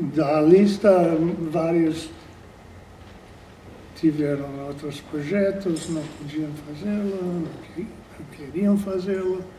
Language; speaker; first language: Portuguese; non-native, fluent; English